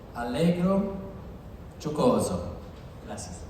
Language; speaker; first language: Spanish; non-native, learner; English